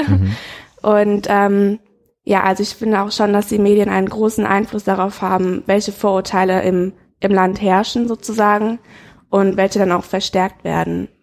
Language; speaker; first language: German; native; German